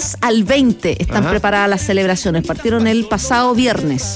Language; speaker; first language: Spanish; native; Spanish